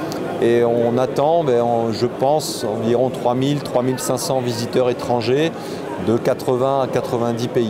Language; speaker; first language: French; native; French